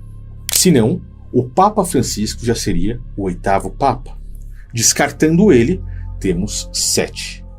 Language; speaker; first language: Portuguese; native; Portuguese